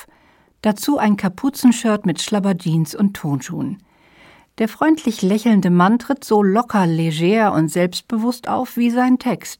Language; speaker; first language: German; native; German